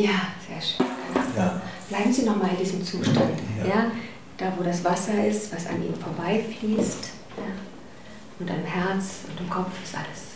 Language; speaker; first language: German; native; German